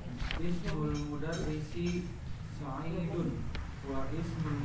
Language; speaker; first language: Arabic; non-native, learner; Indonesian